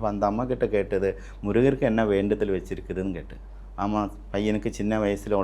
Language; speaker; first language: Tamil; non-native, local second language; Malayalam